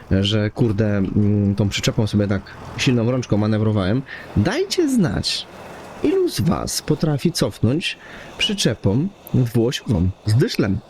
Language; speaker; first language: Polish; native; Polish